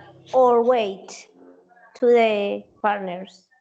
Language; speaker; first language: English; non-native, learner; Spanish